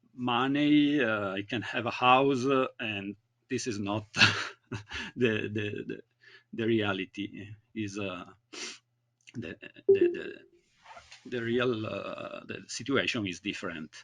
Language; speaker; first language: English; non-native, learner; Italian